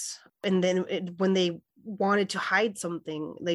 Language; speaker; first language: English; native; English